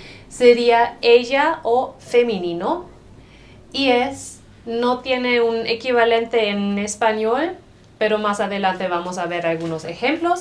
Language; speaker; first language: Spanish; non-native, fluent; German